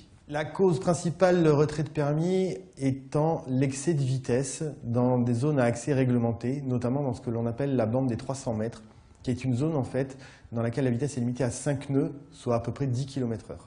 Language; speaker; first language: French; native; French